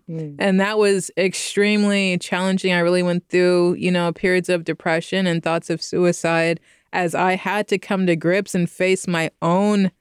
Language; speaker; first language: English; native; English